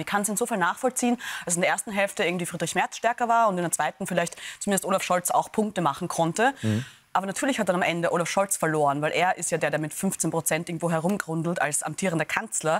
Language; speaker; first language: German; native; German